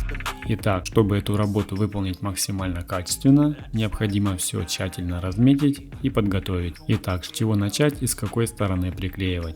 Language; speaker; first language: Russian; native; Russian